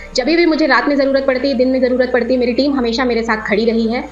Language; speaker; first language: Hindi; native; Hindi